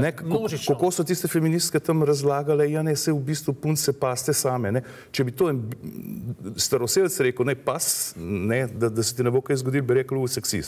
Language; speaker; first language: Slovenian; native; Slovenian